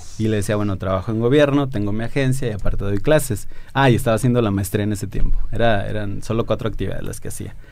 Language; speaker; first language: Spanish; native; Spanish